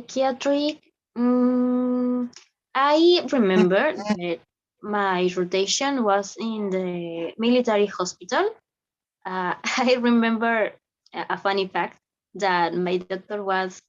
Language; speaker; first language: English; non-native, learner; Spanish